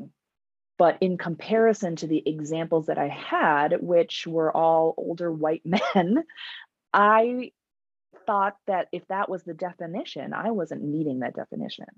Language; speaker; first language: English; native; English